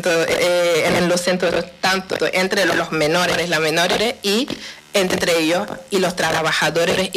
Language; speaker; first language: Spanish; non-native, fluent; Wolof